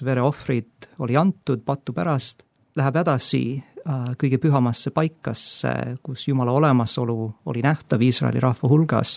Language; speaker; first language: Estonian; non-native, fluent; English